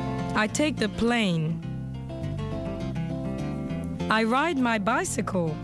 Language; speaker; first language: English; non-native, fluent; French